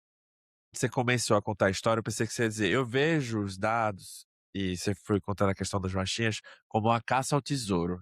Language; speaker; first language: Portuguese; native; Portuguese